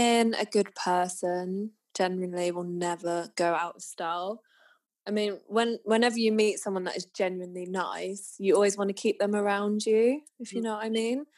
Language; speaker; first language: English; native; English